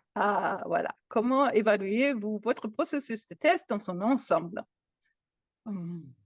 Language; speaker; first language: French; non-native, fluent; German